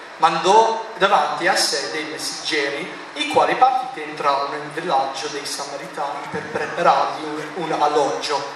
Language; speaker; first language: Italian; non-native, fluent; English